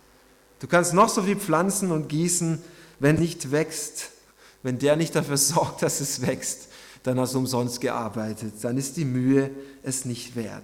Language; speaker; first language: German; native; German